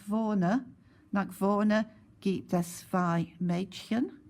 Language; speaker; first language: German; non-native, fluent; English